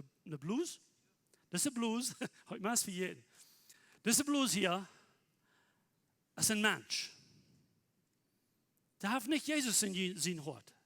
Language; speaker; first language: German; non-native, learner; Plautdietsch